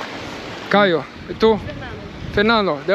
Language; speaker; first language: Portuguese; non-native, learner; Arabic